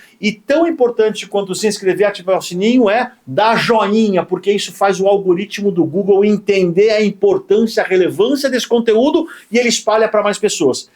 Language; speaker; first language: Portuguese; native; Portuguese